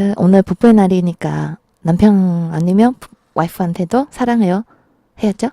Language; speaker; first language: Korean; non-native, fluent; Chinese